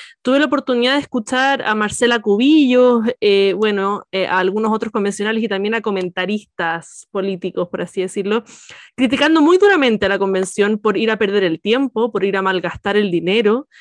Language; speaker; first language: Spanish; native; Spanish